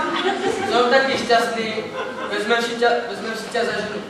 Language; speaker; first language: Czech; non-native, learner; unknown